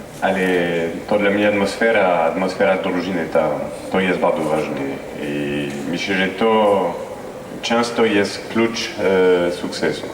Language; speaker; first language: Polish; non-native, learner; French